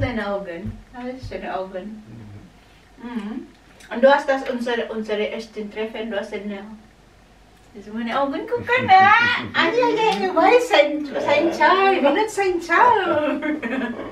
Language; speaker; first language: German; non-native, learner; Filipino